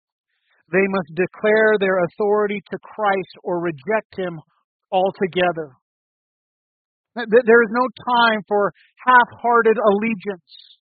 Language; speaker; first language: English; native; English